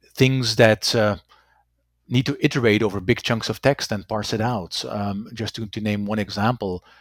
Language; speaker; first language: English; non-native, fluent; Dutch